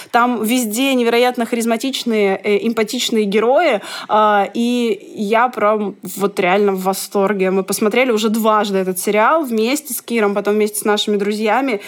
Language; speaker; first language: Russian; native; Russian